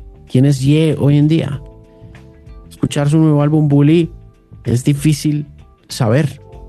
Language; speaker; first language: Spanish; native; Spanish